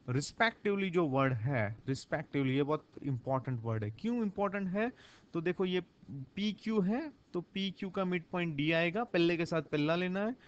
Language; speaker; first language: Hindi; non-native, local second language; Gujarati